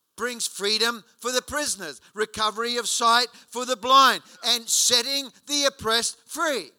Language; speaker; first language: English; native; English